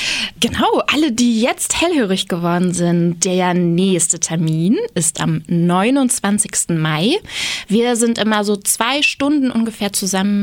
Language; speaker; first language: German; native; German